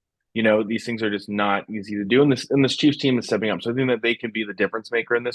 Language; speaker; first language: English; native; English